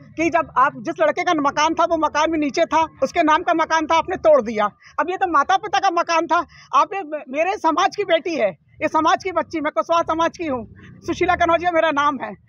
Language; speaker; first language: Hindi; native; Hindi